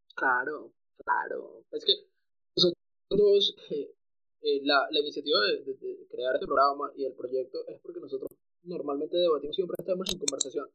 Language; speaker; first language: Spanish; native; Spanish